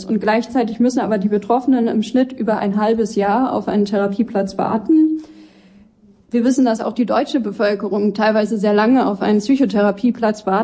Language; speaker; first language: German; native; German